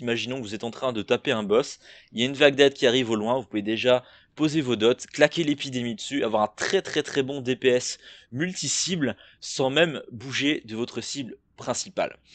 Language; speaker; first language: French; native; French